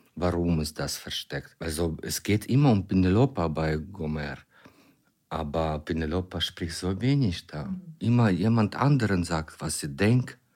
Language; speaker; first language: German; non-native, fluent; Ukrainian